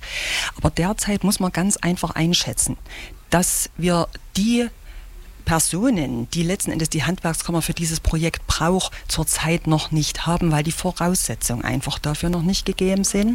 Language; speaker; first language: German; native; German